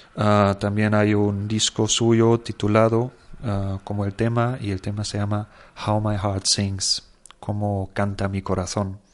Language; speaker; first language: Spanish; non-native, fluent; German